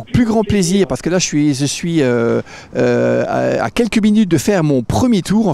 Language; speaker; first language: French; native; French